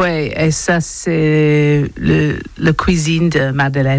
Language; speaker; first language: French; non-native, learner; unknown